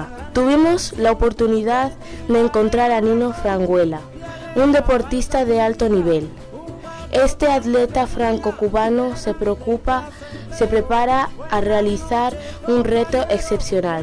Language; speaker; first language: Spanish; non-native, learner; French